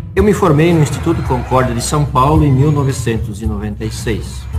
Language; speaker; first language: Portuguese; native; Portuguese